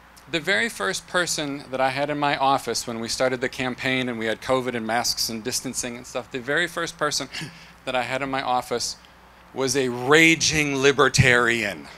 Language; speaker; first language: English; native; English